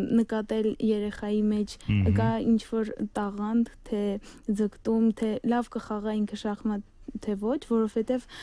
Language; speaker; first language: Armenian; native; Armenian